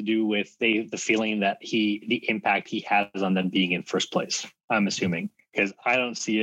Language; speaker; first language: English; native; English